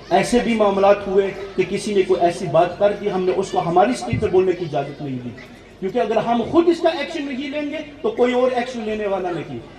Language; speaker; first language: Urdu; early bilingual, heritage; English